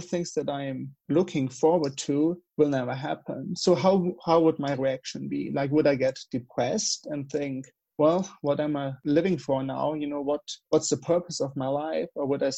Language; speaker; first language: English; non-native, fluent; German